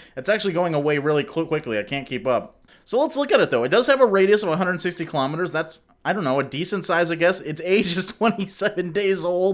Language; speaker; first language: English; native; English